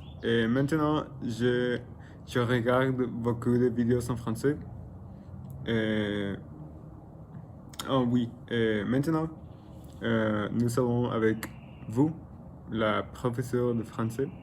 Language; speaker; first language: French; non-native, learner; Spanish